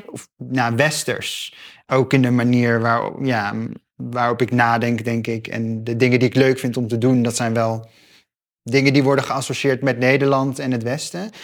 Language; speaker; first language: Dutch; early bilingual, other home language; Arabic